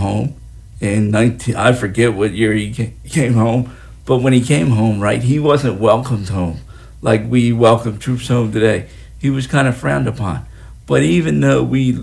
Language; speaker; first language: English; native; English